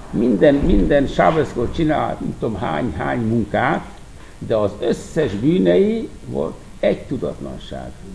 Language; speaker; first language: Hungarian; non-native, fluent; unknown